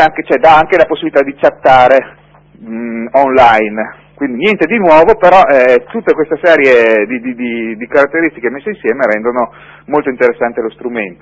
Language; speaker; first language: Italian; native; Italian